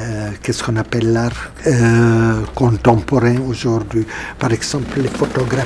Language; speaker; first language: French; non-native, fluent; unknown